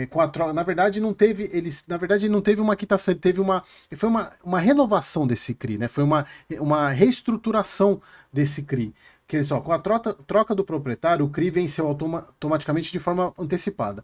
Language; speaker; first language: Portuguese; native; Portuguese